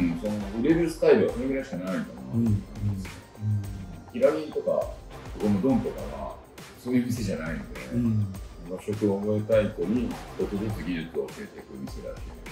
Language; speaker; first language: Japanese; native; Japanese